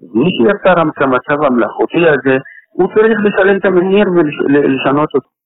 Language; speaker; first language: Hebrew; non-native, fluent; Arabic